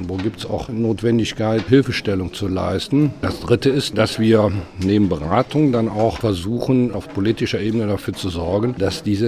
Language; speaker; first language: German; native; German